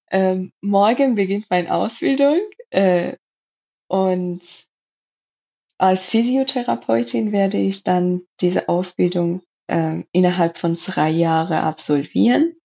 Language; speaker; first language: German; non-native, learner; Persian